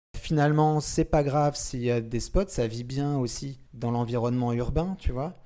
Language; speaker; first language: French; native; French